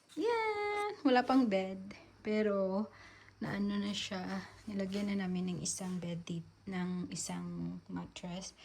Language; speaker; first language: Filipino; native; Filipino